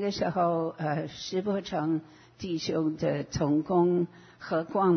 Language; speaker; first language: Chinese; non-native, fluent; English